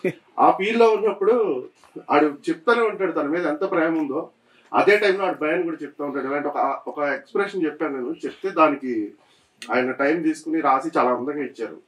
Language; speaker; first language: Telugu; native; Telugu